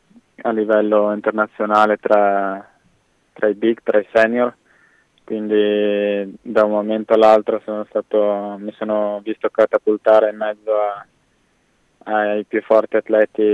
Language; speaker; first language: Italian; native; Italian